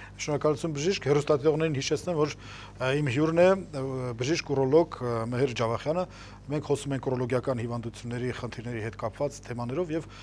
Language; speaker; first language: Armenian; native; Armenian